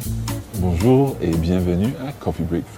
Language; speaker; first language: French; non-native, fluent; English